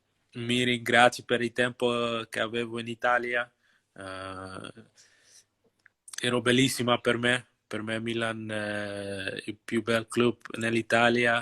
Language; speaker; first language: Italian; non-native, learner; Dutch